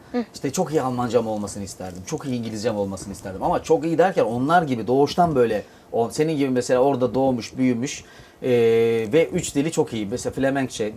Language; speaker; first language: Turkish; native; Turkish